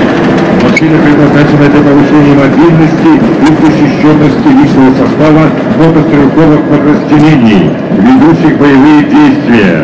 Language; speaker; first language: Russian; native; Russian